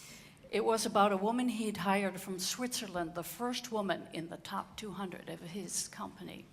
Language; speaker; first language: English; non-native, fluent; Dutch